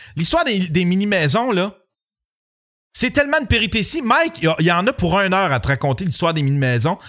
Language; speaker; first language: French; native; French